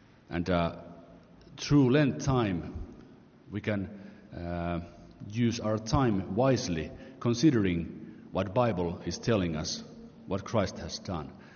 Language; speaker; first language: English; non-native, fluent; Finnish